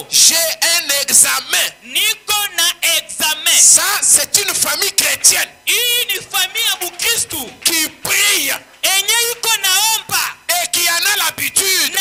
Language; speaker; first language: French; non-native, local second language; Swahili